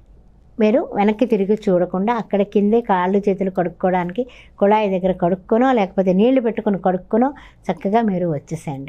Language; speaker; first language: Telugu; native; Telugu